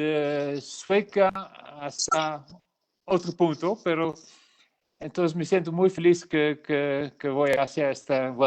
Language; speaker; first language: Spanish; non-native, learner; Dutch